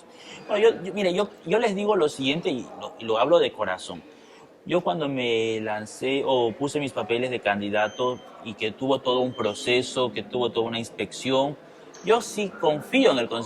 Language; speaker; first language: Spanish; native; Spanish